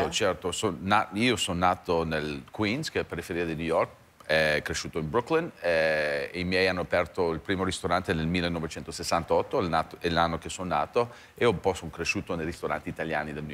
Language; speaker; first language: Italian; early bilingual, heritage; English